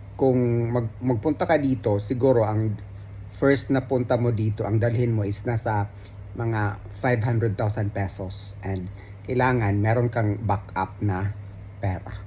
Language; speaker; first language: Filipino; native; Filipino